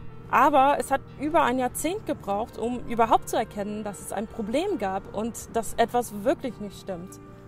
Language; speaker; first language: German; non-native, fluent; English